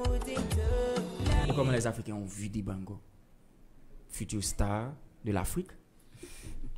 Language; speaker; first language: French; non-native, local second language; Haitian Creole